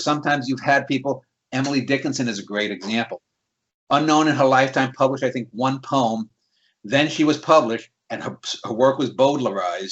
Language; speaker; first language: English; native; English